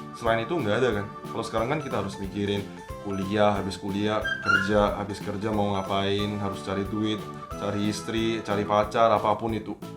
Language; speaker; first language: Indonesian; early bilingual, other home language; Korean